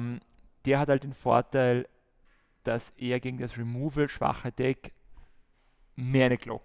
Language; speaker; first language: German; native; German